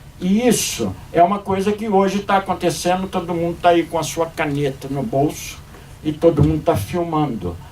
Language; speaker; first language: Portuguese; native; Portuguese